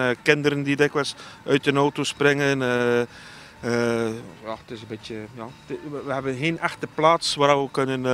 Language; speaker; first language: Dutch; native; Dutch